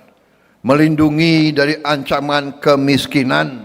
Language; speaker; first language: Indonesian; native; Indonesian